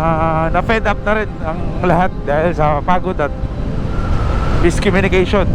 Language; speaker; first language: Filipino; native; Filipino